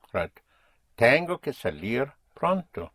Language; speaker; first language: Spanish; non-native, fluent; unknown